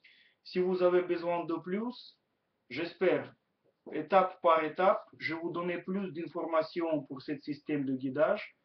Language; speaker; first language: French; non-native, learner; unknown